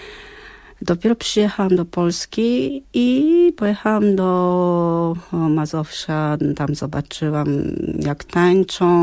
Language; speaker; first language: Polish; non-native, fluent; Japanese